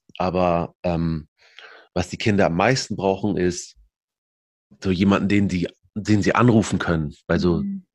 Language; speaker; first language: German; early bilingual, other home language; Arabic